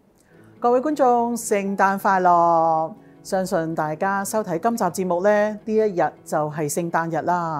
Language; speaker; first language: Chinese; native; Chinese